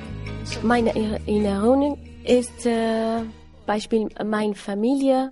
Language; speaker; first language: German; non-native, learner; Assyrian Neo-Aramaic